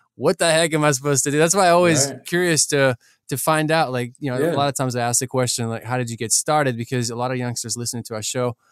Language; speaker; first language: English; early bilingual, other home language; Ukrainian